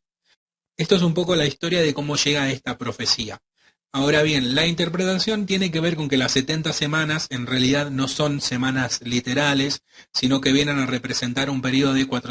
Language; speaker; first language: Spanish; native; Spanish